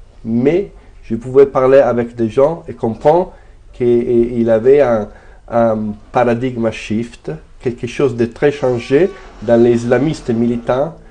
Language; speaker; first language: French; non-native, fluent; Italian